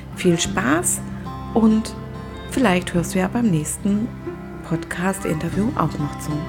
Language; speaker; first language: German; native; German